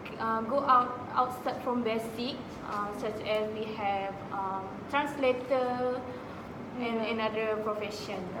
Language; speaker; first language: English; non-native, local second language; Malay